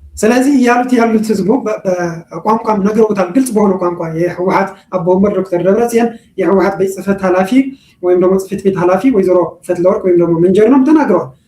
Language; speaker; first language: Amharic; non-native, local second language; Tigrinya